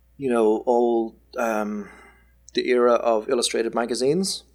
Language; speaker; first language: English; native; English